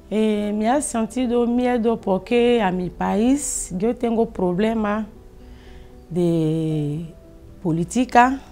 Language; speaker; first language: Spanish; non-native, learner; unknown